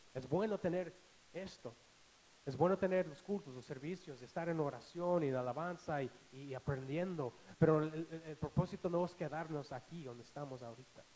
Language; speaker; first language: Spanish; non-native, fluent; English